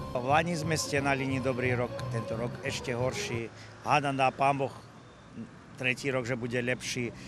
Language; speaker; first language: Slovak; native; Slovak